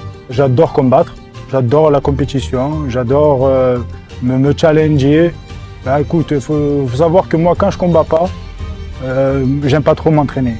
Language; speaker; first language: French; native; French